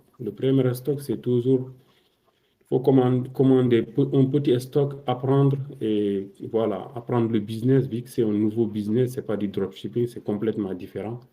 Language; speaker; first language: French; non-native, local second language; Wolof